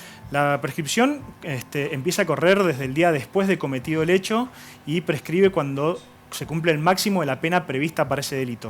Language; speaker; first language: Spanish; native; Spanish